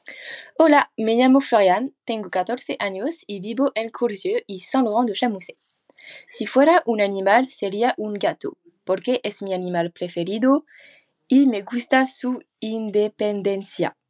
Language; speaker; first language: Spanish; non-native, learner; French